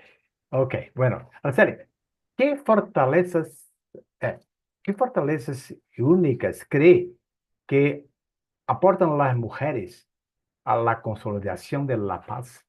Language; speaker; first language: Spanish; non-native, fluent; Portuguese